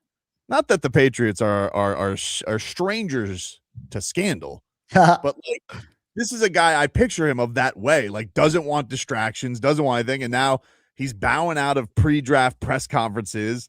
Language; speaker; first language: English; native; English